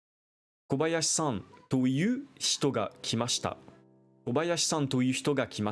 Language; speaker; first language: Japanese; non-native, learner; French